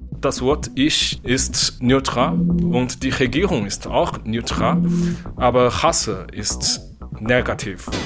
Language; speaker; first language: German; non-native, learner; Chinese